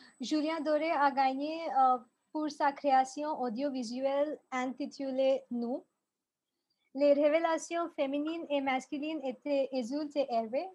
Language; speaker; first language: French; non-native, fluent; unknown